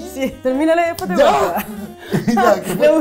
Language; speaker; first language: Spanish; native; Spanish